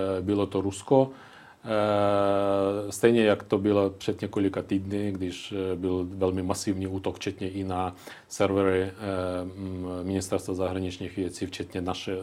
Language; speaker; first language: Czech; non-native, local second language; Ukrainian